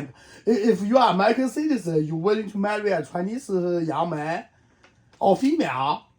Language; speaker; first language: English; non-native, learner; Chinese